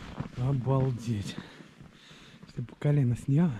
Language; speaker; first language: Russian; native; Russian